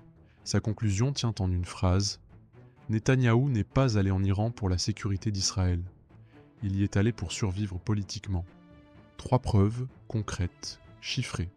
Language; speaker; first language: French; native; French